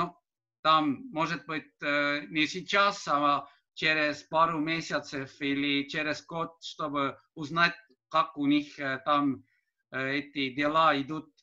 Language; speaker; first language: Russian; non-native, learner; Estonian